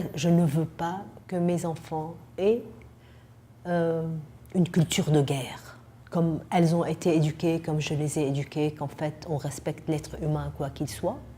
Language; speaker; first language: French; non-native, fluent; Arabic